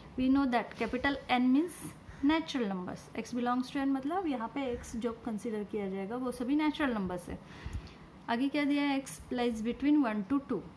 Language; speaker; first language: Hindi; non-native, local second language; Marathi